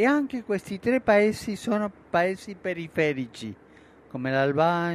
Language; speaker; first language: Italian; non-native, fluent; Spanish